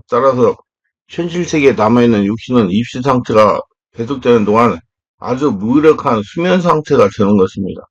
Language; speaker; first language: Korean; native; Korean